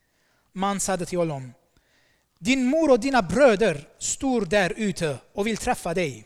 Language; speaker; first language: Swedish; non-native, fluent; Armenian